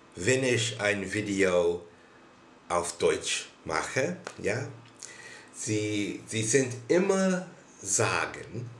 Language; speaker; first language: German; non-native, learner; English